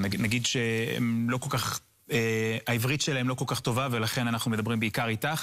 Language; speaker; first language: Hebrew; native; Hebrew